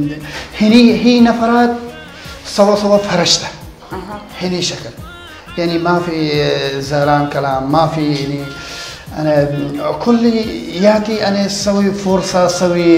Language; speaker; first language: Arabic; non-native, learner; Persian